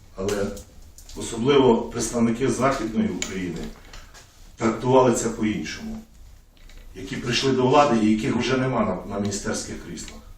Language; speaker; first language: Ukrainian; native; Ukrainian